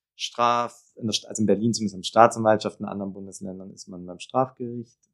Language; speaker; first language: German; native; German